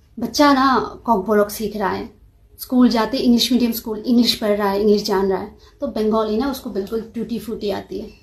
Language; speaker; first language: Hindi; non-native, local second language; Kok Borok